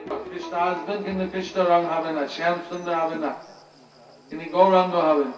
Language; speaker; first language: Bangla; non-native, fluent; English